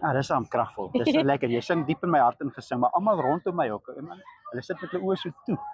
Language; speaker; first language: Afrikaans; native; Afrikaans